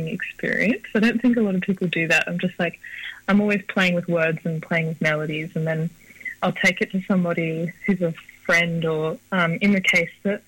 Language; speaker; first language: English; native; English